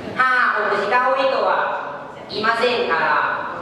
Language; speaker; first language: Japanese; non-native, learner; Lao